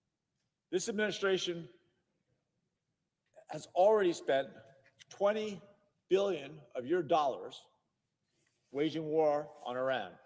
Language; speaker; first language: English; native; English